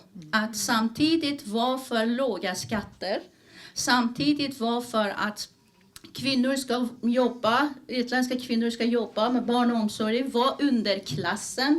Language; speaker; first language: Swedish; early bilingual, other home language; Persian